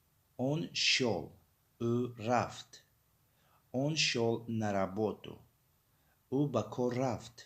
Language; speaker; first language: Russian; non-native, fluent; Tajik